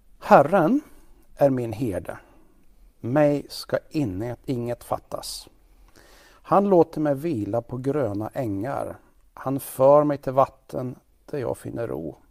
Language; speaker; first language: Swedish; native; Swedish